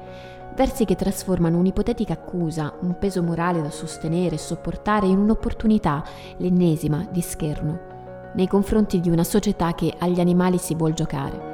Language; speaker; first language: Italian; native; Italian